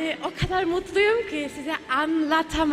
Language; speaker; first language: Turkish; early bilingual, heritage; Turkish